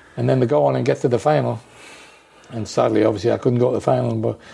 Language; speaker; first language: English; native; English